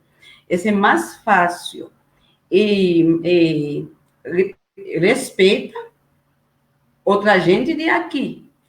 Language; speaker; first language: Portuguese; non-native, learner; Haitian Creole